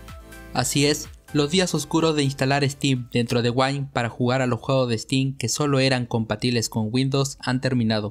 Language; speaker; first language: Spanish; native; Spanish